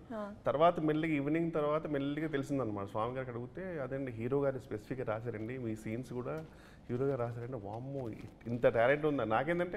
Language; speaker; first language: Telugu; native; Telugu